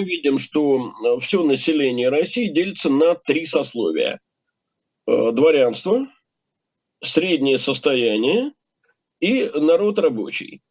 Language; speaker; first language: Russian; native; Russian